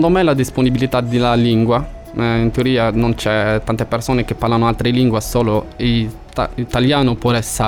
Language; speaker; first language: Italian; non-native, learner; Arabic